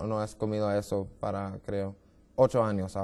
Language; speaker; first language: Spanish; non-native, learner; English